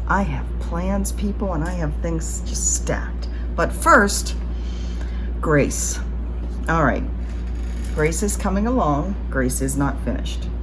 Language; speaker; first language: English; native; English